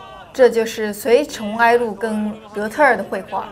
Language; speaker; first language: Chinese; native; Chinese